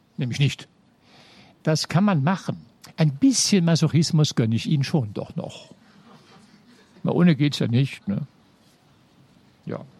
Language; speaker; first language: German; native; German